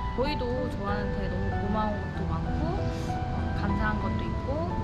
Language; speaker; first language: Korean; native; Korean